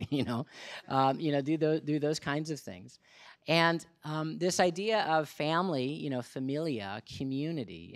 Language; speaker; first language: English; native; English